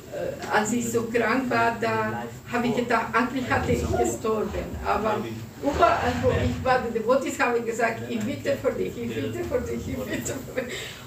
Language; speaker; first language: German; non-native, fluent; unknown